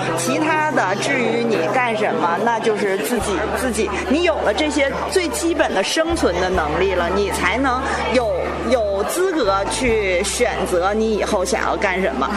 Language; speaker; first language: Chinese; native; Chinese